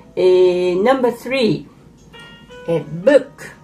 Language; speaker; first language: English; non-native, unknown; Japanese